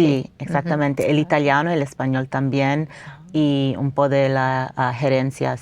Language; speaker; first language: Spanish; non-native, fluent; English